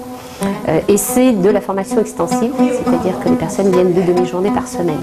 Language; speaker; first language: French; native; French